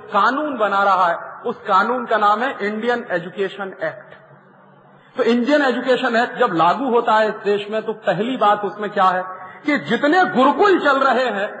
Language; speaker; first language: Hindi; native; Hindi